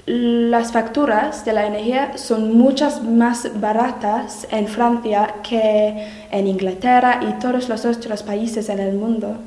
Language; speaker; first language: Spanish; non-native, learner; English